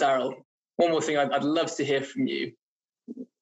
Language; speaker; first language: English; native; English